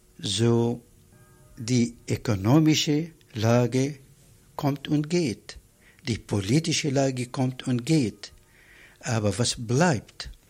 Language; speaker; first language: German; non-native, fluent; Arabic